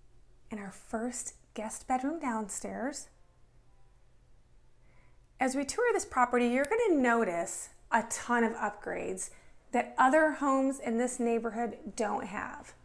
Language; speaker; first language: English; native; English